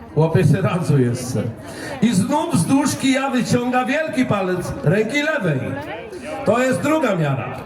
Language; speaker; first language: Polish; native; Polish